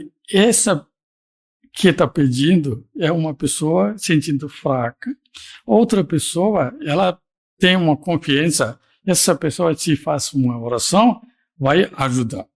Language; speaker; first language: Portuguese; non-native, fluent; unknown